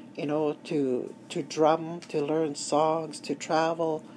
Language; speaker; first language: English; native; English